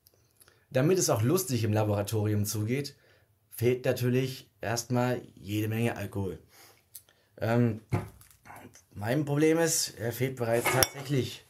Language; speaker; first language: German; native; German